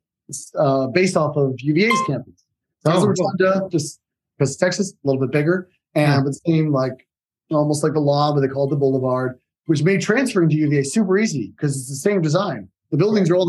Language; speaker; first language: English; native; English